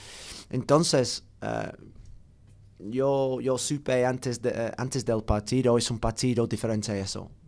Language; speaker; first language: Spanish; non-native, learner; English